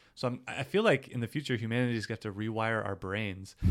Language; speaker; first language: English; native; English